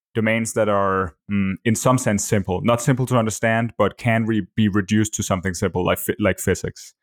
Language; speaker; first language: English; non-native, fluent; Danish